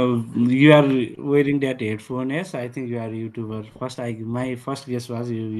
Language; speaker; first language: English; non-native, fluent; Nepali